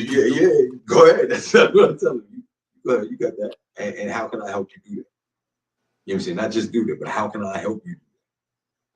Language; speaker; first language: English; native; English